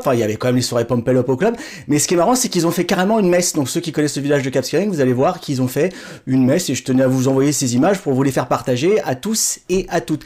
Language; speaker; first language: French; native; French